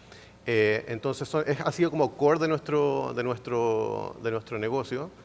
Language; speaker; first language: Spanish; native; Spanish